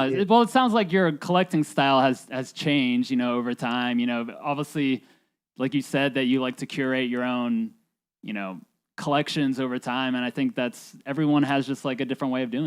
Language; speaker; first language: English; native; English